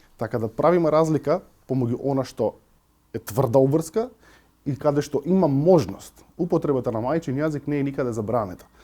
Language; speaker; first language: Macedonian; non-native, local second language; Albanian